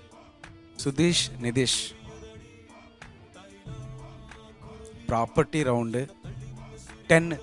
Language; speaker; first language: Malayalam; non-native, learner; Tamil